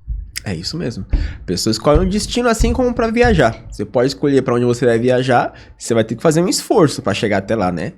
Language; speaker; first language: Portuguese; native; Portuguese